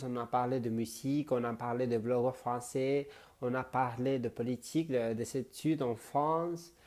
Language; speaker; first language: French; non-native, learner; Spanish